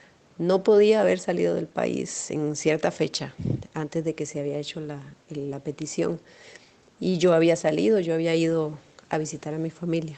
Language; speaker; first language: Spanish; native; Spanish